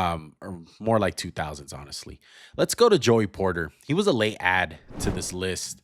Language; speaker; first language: English; native; English